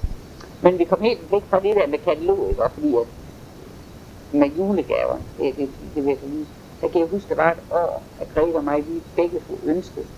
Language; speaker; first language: Danish; native; Danish